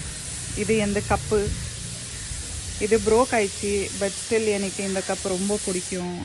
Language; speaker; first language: Tamil; non-native, local second language; Urdu